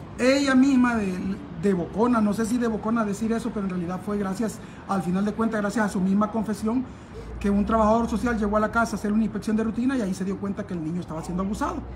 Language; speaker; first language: Spanish; native; Spanish